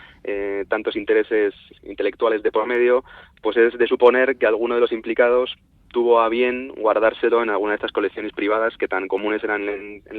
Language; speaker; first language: Spanish; native; Spanish